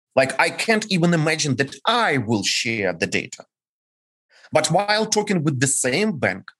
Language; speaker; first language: English; non-native, fluent; Ukrainian